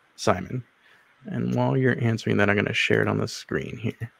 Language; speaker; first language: English; native; English